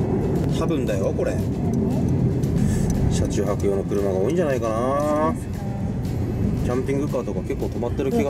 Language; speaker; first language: Japanese; native; Japanese